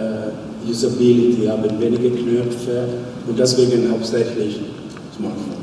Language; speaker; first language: German; non-native, fluent; Italian